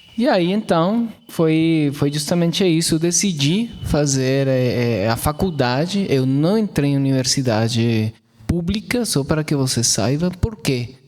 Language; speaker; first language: Portuguese; non-native, fluent; Spanish